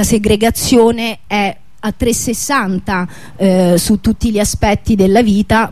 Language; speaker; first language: Italian; native; Italian